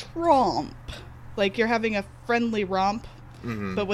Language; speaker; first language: English; native; English